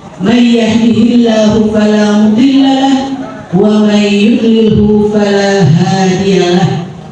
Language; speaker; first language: Indonesian; native; Indonesian